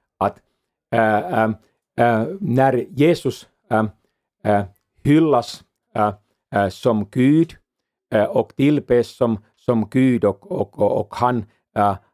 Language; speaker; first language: Swedish; non-native, fluent; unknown